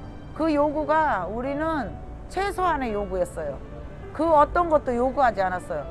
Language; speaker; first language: Korean; native; Korean